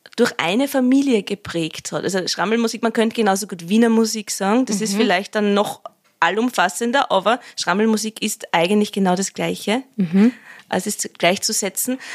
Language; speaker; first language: German; native; German